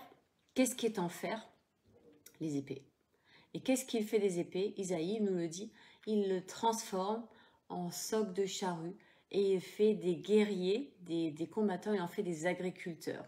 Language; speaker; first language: French; native; French